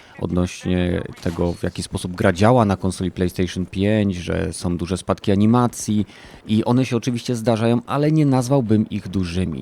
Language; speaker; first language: Polish; native; Polish